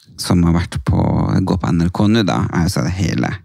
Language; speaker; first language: Norwegian; native; Norwegian